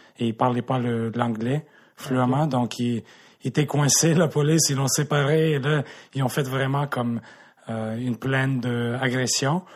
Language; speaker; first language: French; early bilingual, other home language; Russian